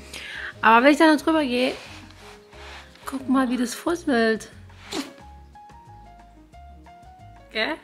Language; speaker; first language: German; native; German